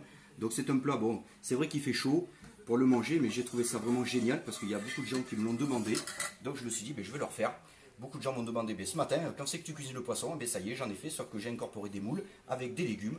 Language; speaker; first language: French; native; French